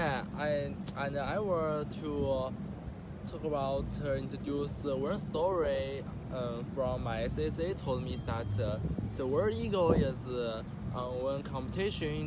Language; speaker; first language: English; non-native, learner; Chinese